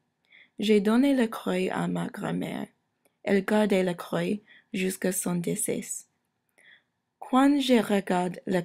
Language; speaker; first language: French; non-native, learner; English